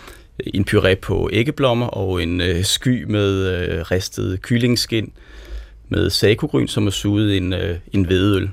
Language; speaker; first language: Danish; native; Danish